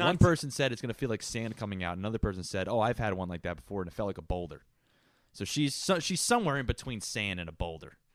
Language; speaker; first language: English; native; English